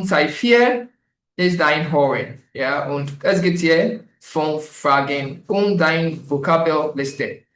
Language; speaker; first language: German; non-native, learner; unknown